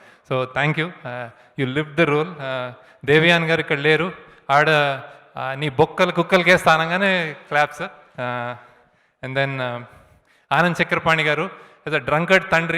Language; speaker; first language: Telugu; native; Telugu